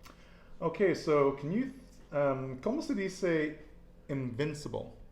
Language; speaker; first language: Spanish; non-native, learner; English